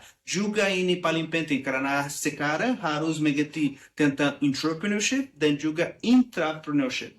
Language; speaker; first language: Indonesian; non-native, learner; Portuguese